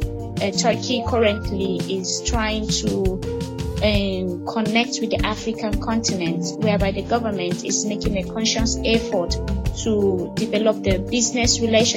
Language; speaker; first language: English; non-native, local second language; Hausa